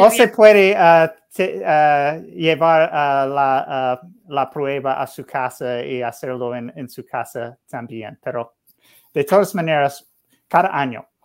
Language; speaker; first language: Spanish; non-native, learner; English